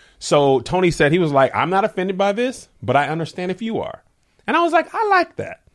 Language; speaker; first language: English; native; English